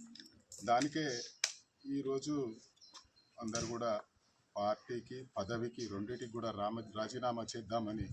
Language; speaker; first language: Telugu; native; Telugu